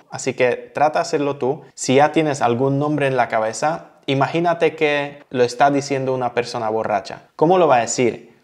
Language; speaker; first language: Spanish; non-native, fluent; Polish